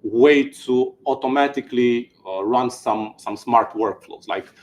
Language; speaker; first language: English; non-native, fluent; Romanian